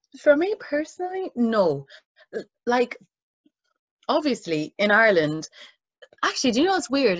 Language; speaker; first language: English; early bilingual, other home language; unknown